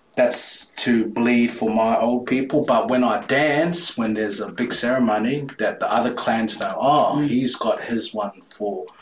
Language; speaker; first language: English; native; English